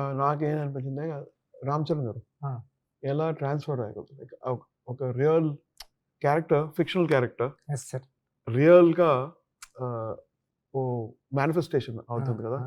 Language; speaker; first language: Telugu; non-native, learner; Tamil